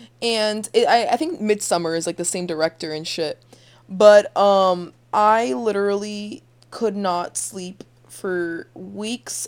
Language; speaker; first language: English; early bilingual, other home language; Spanish